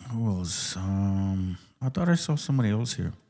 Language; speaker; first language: English; early bilingual, other home language; Spanish